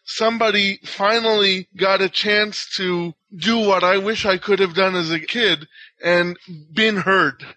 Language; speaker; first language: English; non-native, fluent; Hebrew